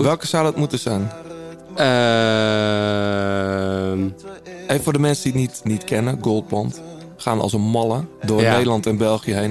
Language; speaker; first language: Dutch; native; Dutch